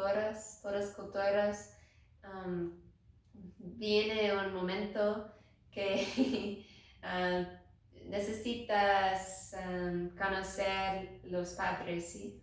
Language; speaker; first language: Spanish; non-native, learner; English